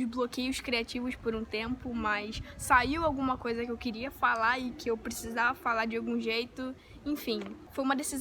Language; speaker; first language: Portuguese; native; Portuguese